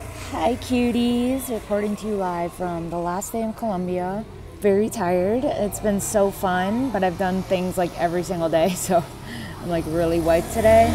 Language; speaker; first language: English; early bilingual, other home language; Spanish